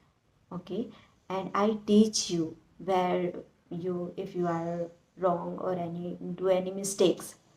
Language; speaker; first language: English; non-native, learner; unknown